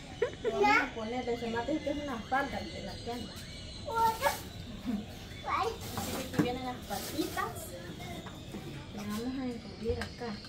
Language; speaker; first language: Spanish; native; Spanish